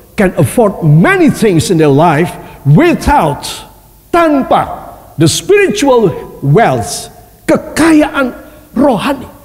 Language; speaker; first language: English; non-native, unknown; Indonesian